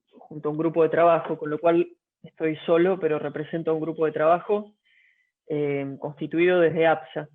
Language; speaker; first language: Spanish; native; Spanish